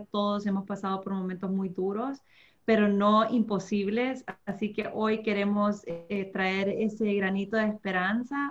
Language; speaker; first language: Spanish; early bilingual, heritage; Spanish